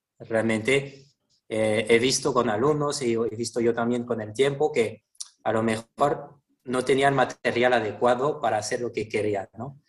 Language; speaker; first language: Spanish; non-native, fluent; French